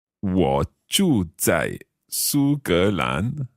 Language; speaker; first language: Chinese; non-native, learner; English